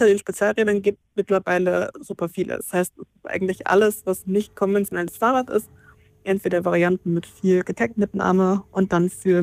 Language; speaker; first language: German; native; German